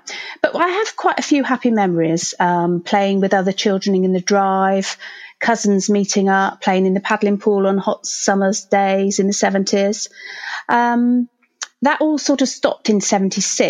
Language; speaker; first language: English; native; English